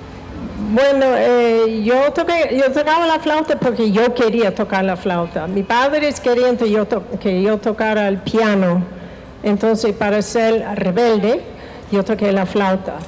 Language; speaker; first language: Spanish; non-native, fluent; English